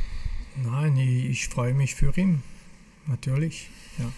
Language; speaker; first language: German; non-native, fluent; French